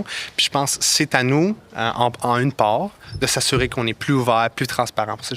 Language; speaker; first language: French; native; French